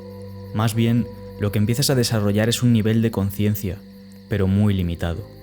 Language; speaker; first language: Spanish; native; Spanish